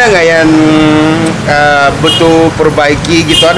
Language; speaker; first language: Indonesian; non-native, fluent; Japanese